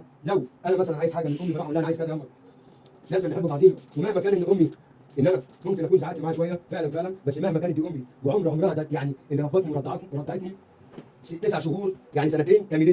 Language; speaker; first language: Arabic; native; Arabic